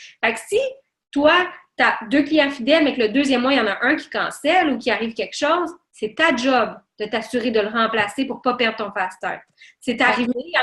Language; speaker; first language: French; native; French